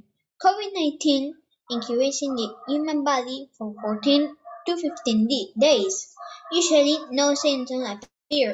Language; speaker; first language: English; non-native, learner; Spanish